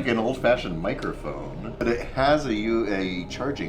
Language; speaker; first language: English; native; English